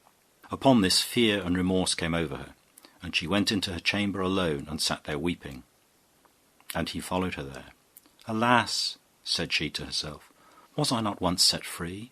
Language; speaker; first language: English; native; English